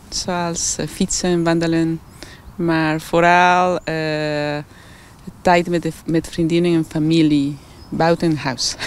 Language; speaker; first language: Dutch; non-native, fluent; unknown